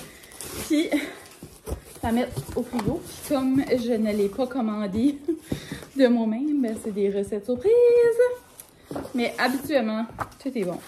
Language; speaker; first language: French; native; French